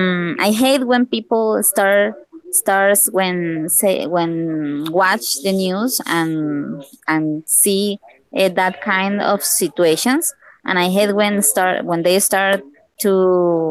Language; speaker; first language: English; non-native, learner; Spanish